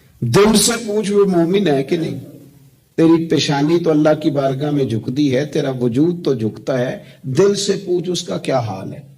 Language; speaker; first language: Urdu; non-native, local second language; Punjabi